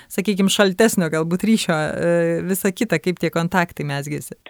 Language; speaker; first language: Lithuanian; non-native, fluent; Spanish